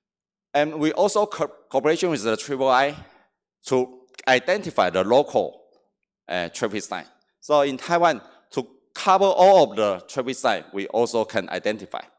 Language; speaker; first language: English; non-native, learner; Chinese